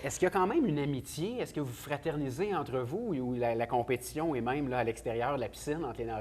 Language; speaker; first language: French; native; French